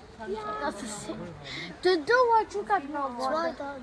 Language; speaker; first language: German; early bilingual, other home language; Arabic